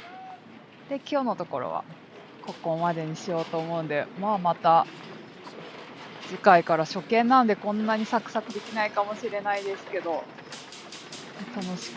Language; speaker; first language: Japanese; native; Japanese